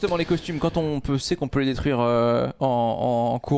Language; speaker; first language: French; native; French